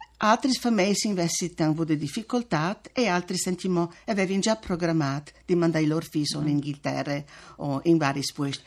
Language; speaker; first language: Italian; early bilingual, other home language; Friulian